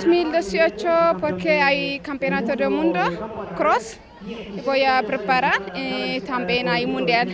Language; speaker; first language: Spanish; non-native, learner; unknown